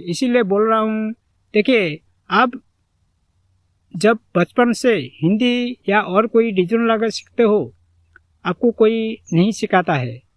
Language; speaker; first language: Hindi; non-native, local second language; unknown